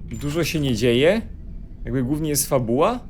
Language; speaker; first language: Polish; native; Polish